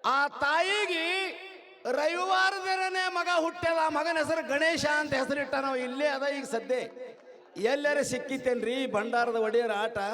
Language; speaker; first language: Kannada; native; Kannada